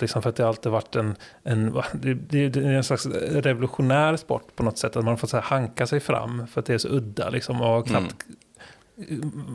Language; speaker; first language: Swedish; native; Swedish